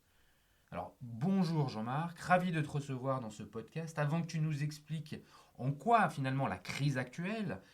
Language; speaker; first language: French; native; French